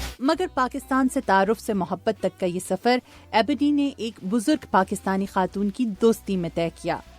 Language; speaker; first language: Urdu; native; Urdu